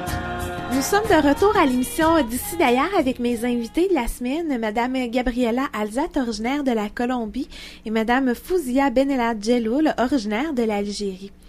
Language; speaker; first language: French; native; French